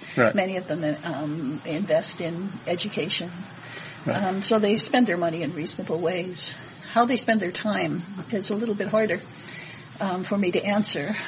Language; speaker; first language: English; native; English